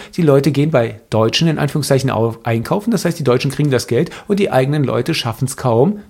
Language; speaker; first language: German; native; German